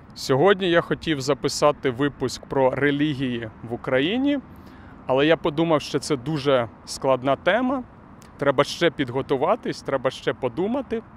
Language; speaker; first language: Ukrainian; native; Ukrainian